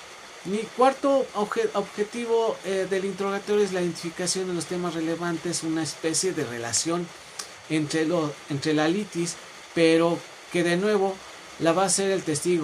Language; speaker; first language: Spanish; native; Spanish